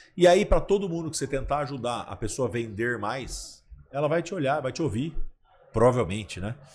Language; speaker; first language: Portuguese; native; Portuguese